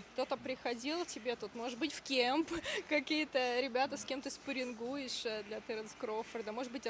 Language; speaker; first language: Russian; native; Russian